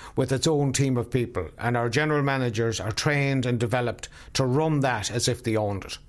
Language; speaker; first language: English; native; English